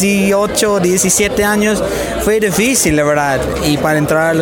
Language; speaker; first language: Spanish; non-native, fluent; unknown